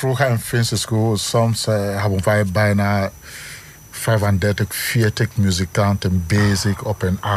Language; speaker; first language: Dutch; non-native, fluent; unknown